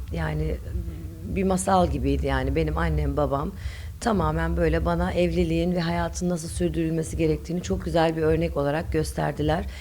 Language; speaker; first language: Turkish; early bilingual, heritage; Turkish